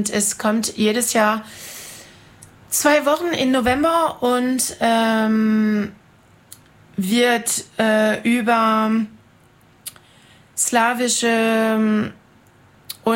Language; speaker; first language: German; non-native, fluent; French